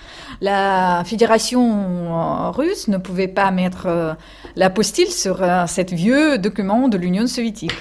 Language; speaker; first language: French; non-native, fluent; Russian